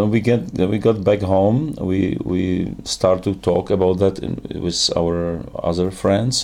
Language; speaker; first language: English; non-native, fluent; Czech